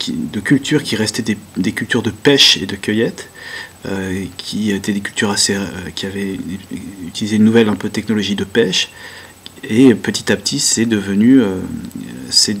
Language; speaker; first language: French; native; French